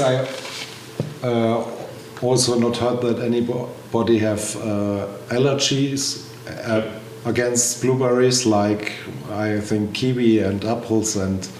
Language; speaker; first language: English; non-native, learner; German